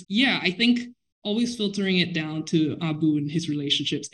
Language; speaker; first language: English; native; English